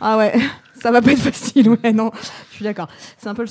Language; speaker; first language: French; native; French